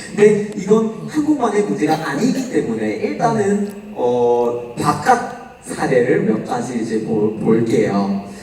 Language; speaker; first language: Korean; non-native, fluent; English